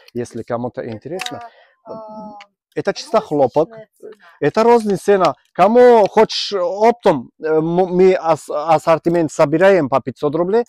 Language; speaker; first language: Russian; non-native, learner; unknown